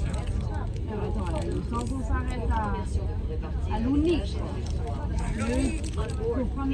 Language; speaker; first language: French; native; French